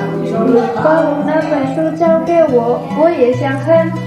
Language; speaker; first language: Chinese; non-native, learner; Indonesian